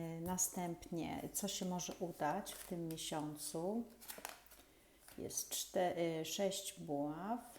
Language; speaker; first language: Polish; native; Polish